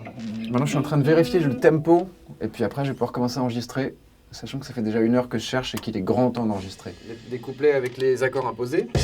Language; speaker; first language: French; native; French